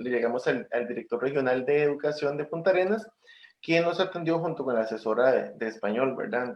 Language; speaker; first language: Spanish; native; Spanish